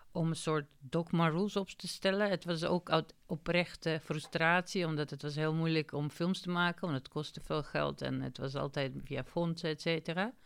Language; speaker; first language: Dutch; non-native, fluent; Macedonian